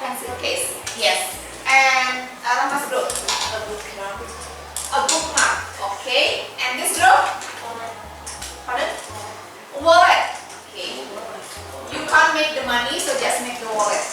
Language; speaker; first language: English; non-native, fluent; Indonesian